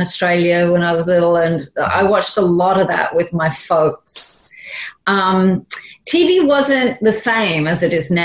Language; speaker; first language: English; native; English